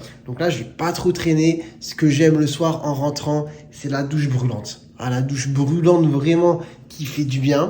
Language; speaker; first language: French; native; French